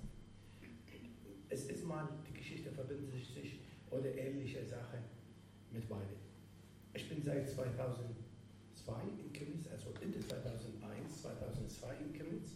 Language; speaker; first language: German; non-native, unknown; Arabic